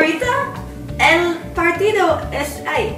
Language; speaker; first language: Spanish; non-native, learner; English